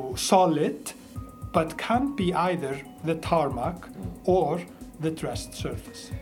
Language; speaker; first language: English; non-native, fluent; Icelandic